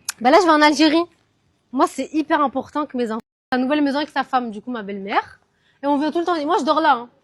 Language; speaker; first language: French; early bilingual, other home language; Arabic